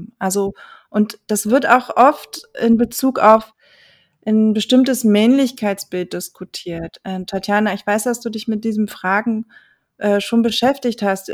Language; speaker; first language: German; native; German